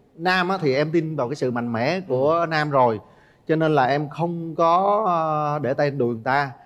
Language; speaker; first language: Vietnamese; native; Vietnamese